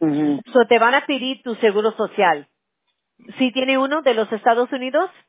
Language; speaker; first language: Spanish; early bilingual, other home language; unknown